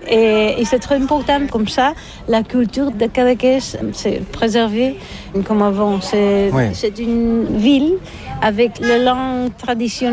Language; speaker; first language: French; non-native, learner; Catalan